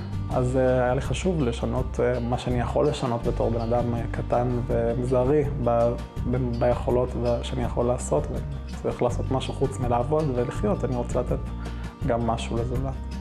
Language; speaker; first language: Hebrew; non-native, local second language; Arabic